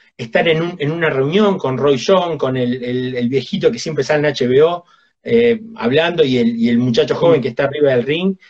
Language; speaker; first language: Spanish; native; Spanish